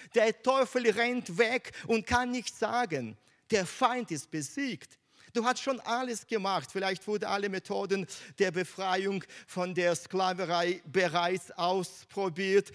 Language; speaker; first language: German; non-native, fluent; Russian